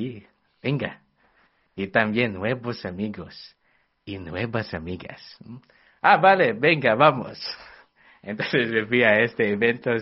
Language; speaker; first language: Spanish; non-native, fluent; Filipino